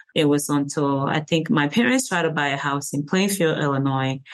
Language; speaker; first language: English; early bilingual, other home language; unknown